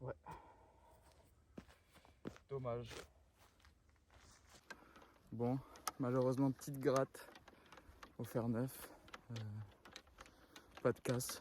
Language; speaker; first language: French; native; French